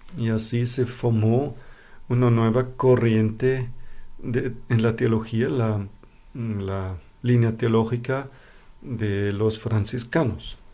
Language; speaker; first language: Spanish; non-native, fluent; German